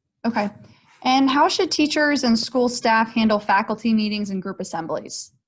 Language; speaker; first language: English; native; English